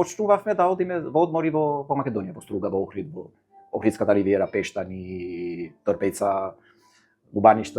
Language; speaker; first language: Macedonian; non-native, fluent; Albanian